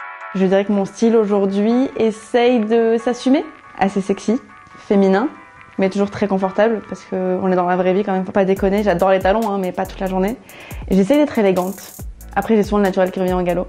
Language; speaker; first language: French; native; French